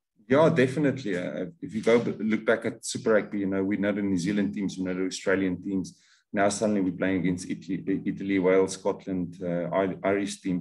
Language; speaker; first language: English; non-native, local second language; Afrikaans